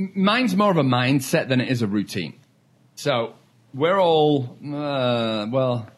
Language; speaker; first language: English; native; English